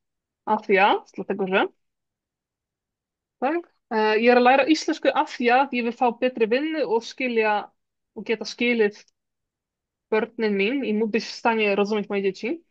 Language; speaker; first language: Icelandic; non-native, fluent; Polish